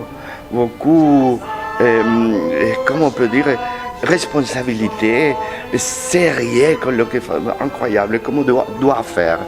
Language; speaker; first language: French; non-native, learner; Spanish